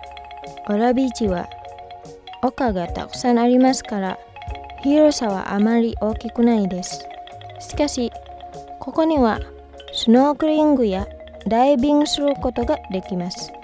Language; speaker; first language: Japanese; non-native, fluent; Indonesian